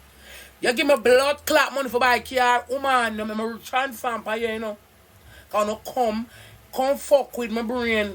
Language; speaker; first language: English; non-native, local second language; Jamaican Creole English